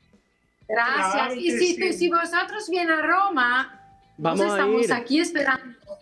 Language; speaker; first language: Spanish; non-native, learner; Italian